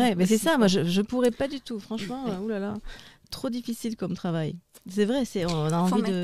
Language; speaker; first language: French; native; French